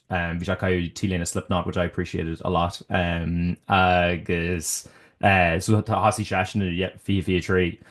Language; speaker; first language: Irish; native; Irish